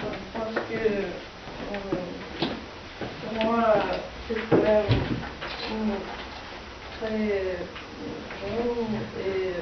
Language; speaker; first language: French; non-native, learner; Russian